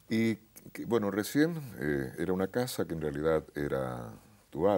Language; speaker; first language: Spanish; native; Spanish